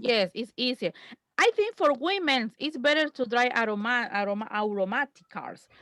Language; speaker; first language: English; non-native, fluent; Spanish